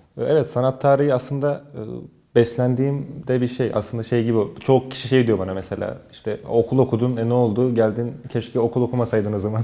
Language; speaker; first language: Turkish; native; Turkish